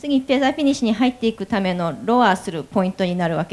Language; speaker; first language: Japanese; native; Japanese